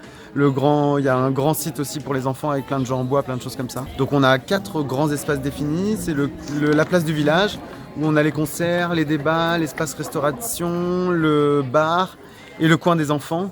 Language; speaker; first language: French; native; French